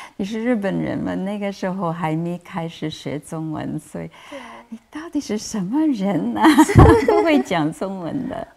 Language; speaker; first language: Chinese; non-native, fluent; English